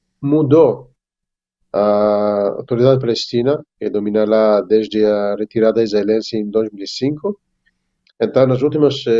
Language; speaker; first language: Portuguese; non-native, fluent; Hebrew